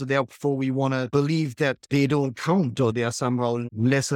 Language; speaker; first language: English; native; English